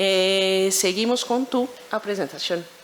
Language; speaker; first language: Spanish; non-native, fluent; Portuguese